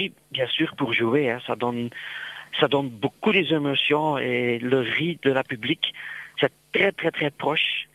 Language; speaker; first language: French; non-native, local second language; Dutch